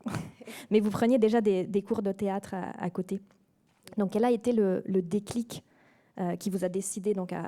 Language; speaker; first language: French; native; French